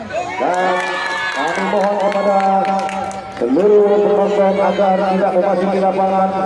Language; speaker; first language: Indonesian; native; Indonesian